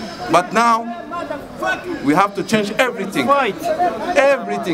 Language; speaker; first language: English; non-native, learner; Arabic